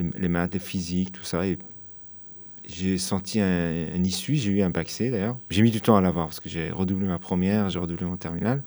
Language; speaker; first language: French; non-native, fluent; Persian